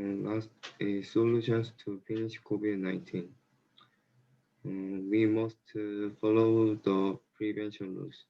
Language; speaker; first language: English; non-native, learner; Korean